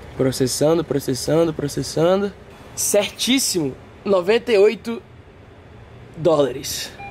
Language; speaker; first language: Portuguese; native; Portuguese